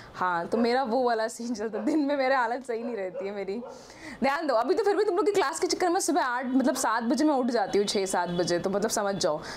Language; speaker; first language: Hindi; native; Hindi